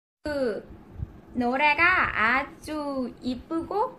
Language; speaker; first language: Korean; non-native, learner; Thai